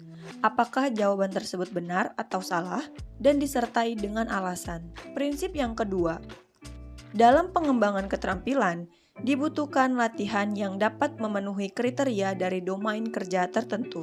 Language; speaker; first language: Indonesian; native; Indonesian